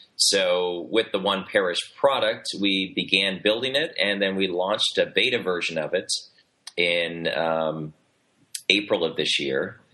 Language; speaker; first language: English; native; English